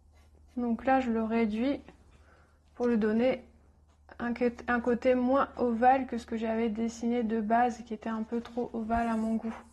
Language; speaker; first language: French; native; French